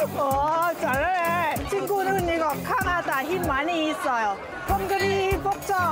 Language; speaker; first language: Korean; non-native, learner; Lao